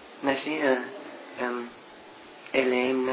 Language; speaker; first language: French; non-native, learner; English